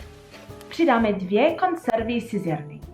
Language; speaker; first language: Czech; non-native, learner; English